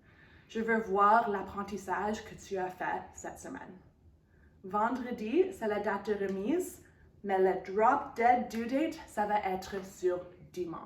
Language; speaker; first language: French; non-native, local second language; English